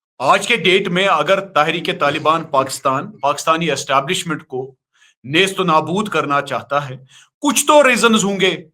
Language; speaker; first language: Urdu; non-native, local second language; Kashmiri